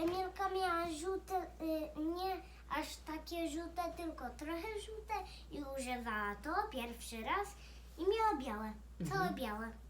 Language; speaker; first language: Polish; early bilingual, heritage; Polish